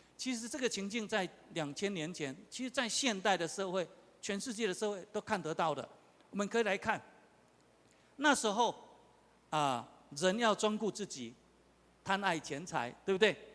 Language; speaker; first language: Chinese; non-native, local second language; Min Nan Chinese